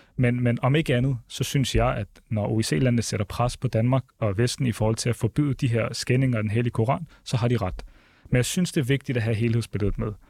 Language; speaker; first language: Danish; early bilingual, other home language; Arabic